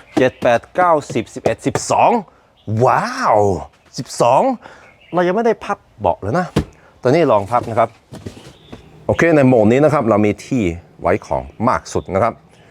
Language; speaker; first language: Thai; non-native, fluent; Norwegian